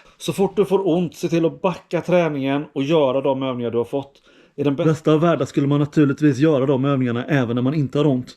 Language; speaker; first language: Swedish; native; Swedish